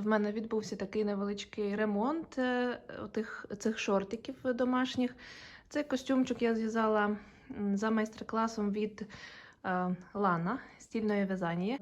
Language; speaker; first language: Ukrainian; non-native, local second language; Russian